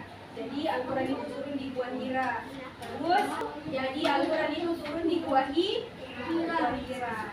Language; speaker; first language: Indonesian; native; Indonesian